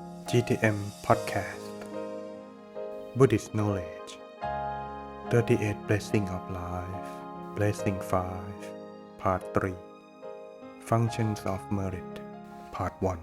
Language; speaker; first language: English; non-native, fluent; Thai